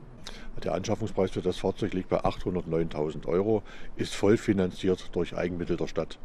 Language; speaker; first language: German; native; German